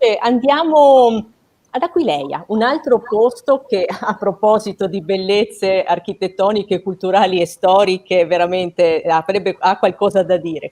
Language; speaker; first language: Italian; native; Italian